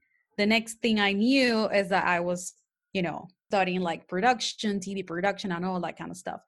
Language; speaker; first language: English; non-native, fluent; Spanish